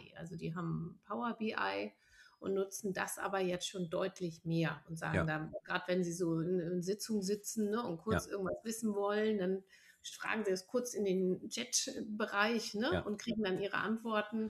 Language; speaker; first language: German; native; German